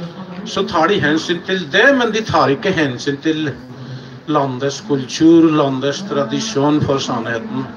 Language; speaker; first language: Norwegian; non-native, fluent; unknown